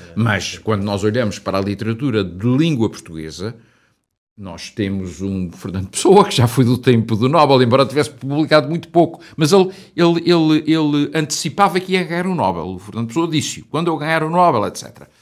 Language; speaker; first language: Portuguese; native; Portuguese